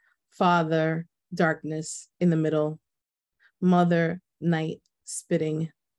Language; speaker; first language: English; early bilingual, other home language; Spanish